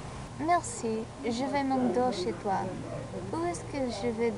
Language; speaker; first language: French; non-native, learner; English